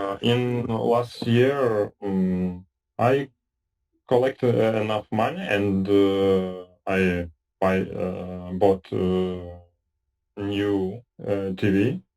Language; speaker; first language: English; non-native, learner; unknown